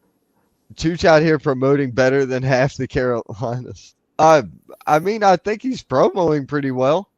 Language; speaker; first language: English; native; English